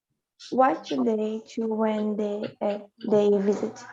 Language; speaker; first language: English; non-native, learner; Portuguese